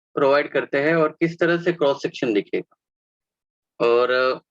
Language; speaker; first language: Hindi; non-native, local second language; Marathi